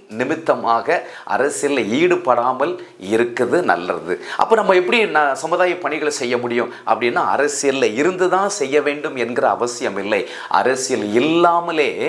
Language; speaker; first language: Tamil; native; Tamil